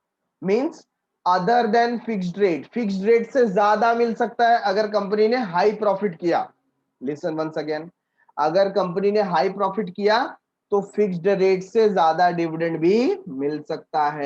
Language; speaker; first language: Hindi; native; Hindi